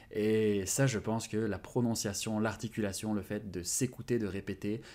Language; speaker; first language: French; native; French